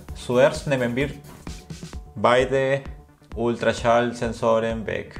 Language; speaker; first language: German; non-native, learner; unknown